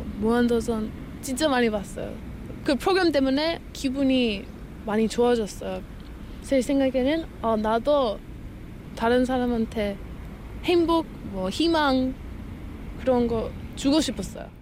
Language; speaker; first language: Korean; non-native, learner; English